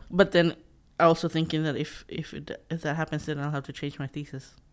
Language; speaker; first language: English; non-native, local second language; Cebuano